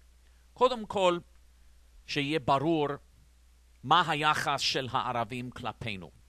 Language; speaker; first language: Hebrew; non-native, fluent; English